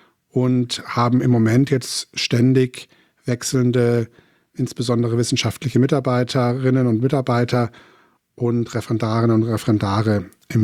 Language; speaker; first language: German; native; German